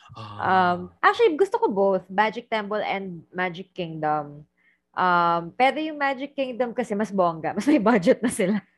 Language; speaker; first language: Filipino; native; Filipino